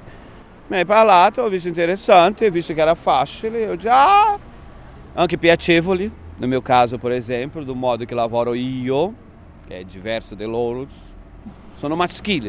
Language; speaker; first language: Italian; non-native, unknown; Portuguese